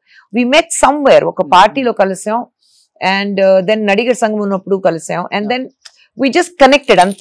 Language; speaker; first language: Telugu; non-native, fluent; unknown